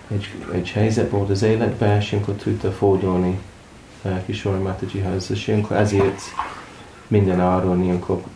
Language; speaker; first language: Hungarian; non-native, learner; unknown